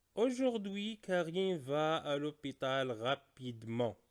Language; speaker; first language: French; non-native, local second language; Arabic